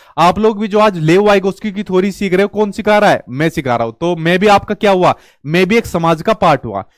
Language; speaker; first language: Hindi; native; Hindi